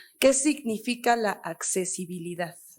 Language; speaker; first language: Spanish; native; Spanish